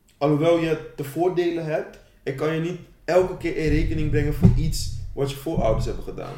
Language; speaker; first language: Dutch; non-native, local second language; Papiamento